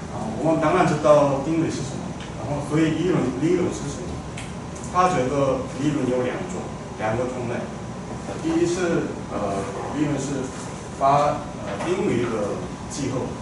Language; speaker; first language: Chinese; non-native, fluent; Korean